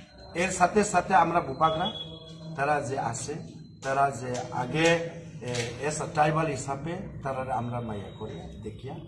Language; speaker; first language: Bangla; non-native, local second language; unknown